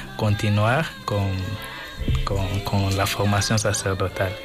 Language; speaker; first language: Spanish; non-native, fluent; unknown